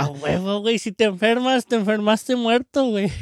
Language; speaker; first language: Spanish; early bilingual, heritage; Spanish